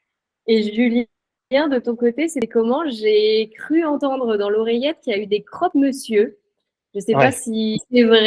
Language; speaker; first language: French; native; French